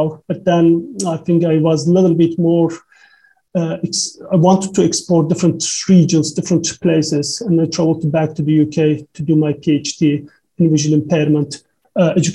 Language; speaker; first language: English; non-native, fluent; Turkish